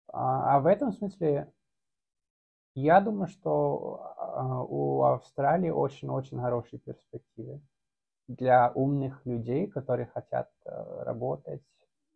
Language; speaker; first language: Russian; non-native, fluent; English